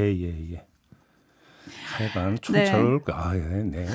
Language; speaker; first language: Korean; native; Korean